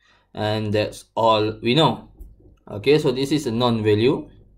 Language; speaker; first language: English; non-native, local second language; Malay